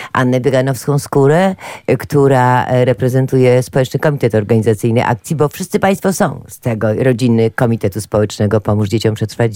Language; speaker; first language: Polish; native; Polish